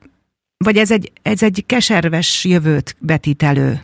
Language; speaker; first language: Hungarian; native; Hungarian